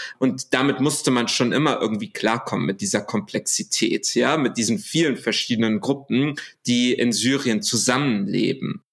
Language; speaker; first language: German; early bilingual, other home language; Arabic